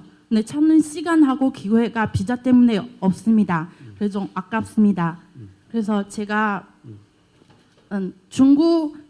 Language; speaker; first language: Korean; non-native, learner; Chinese